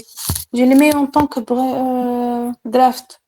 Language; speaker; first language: French; non-native, local second language; Arabic